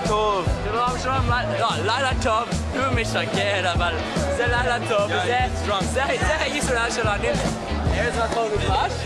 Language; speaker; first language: Hebrew; non-native, learner; English